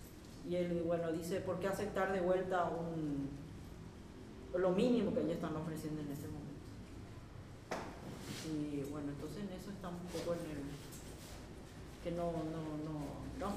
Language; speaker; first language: Spanish; native; Spanish